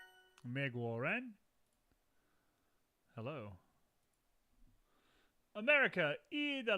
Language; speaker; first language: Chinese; non-native, learner; English